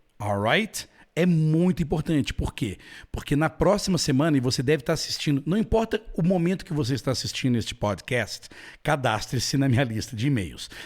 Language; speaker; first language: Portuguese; native; Portuguese